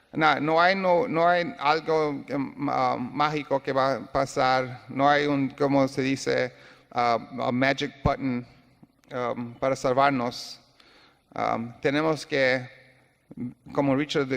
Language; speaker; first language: Spanish; non-native, learner; English